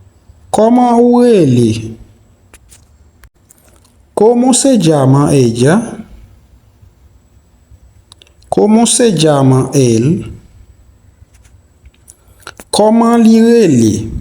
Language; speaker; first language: Spanish; non-native, fluent; Haitian Creole